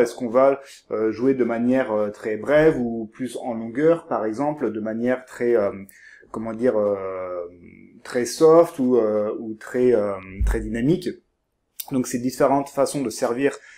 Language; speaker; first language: French; native; French